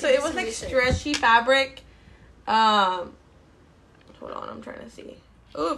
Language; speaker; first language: English; early bilingual, other home language; Spanish